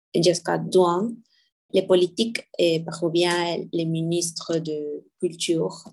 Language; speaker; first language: French; non-native, learner; Spanish